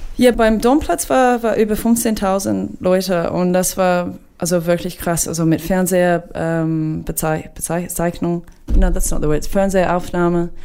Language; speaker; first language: German; non-native, fluent; English